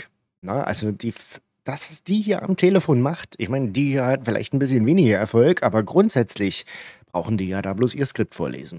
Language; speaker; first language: German; native; German